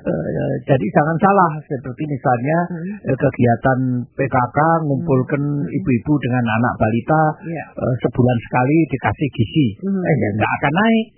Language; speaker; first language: Indonesian; non-native, local second language; Javanese